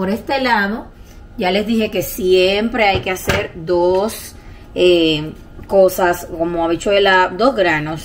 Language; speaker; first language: Spanish; native; Spanish